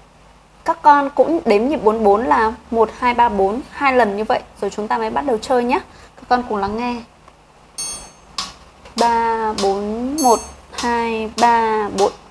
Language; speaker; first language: Vietnamese; native; Vietnamese